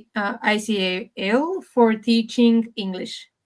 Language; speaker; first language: English; non-native, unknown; Bulgarian